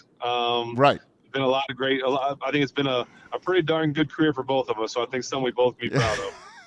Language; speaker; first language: English; native; English